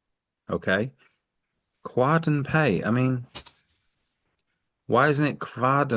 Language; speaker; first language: English; native; English